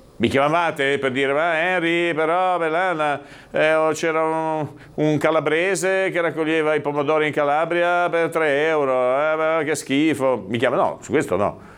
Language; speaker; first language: Italian; native; Italian